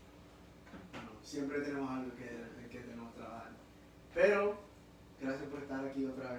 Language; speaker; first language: Spanish; early bilingual, heritage; Spanish